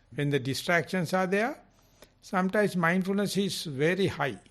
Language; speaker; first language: English; non-native, local second language; Sinhala